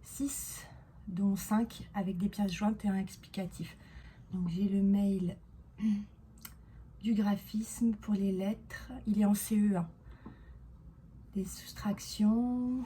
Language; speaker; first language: French; native; French